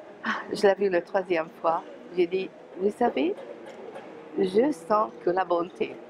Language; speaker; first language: French; non-native, fluent; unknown